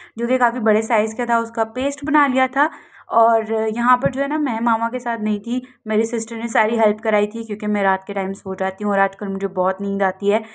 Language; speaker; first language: Urdu; native; Urdu